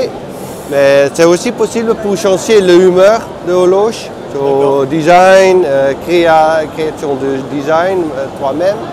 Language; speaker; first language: French; non-native, learner; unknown